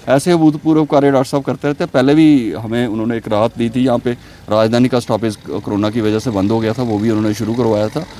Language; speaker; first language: Hindi; native; Hindi